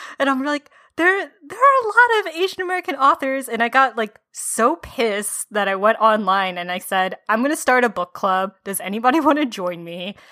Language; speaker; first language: English; early bilingual, other home language; Korean